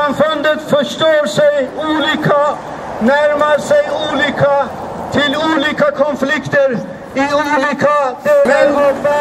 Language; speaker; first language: Swedish; non-native, fluent; Azerbaijani